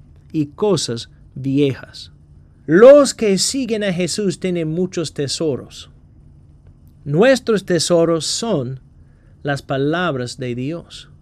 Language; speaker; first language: Spanish; non-native, fluent; English